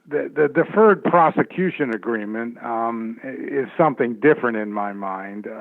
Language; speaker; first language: English; native; English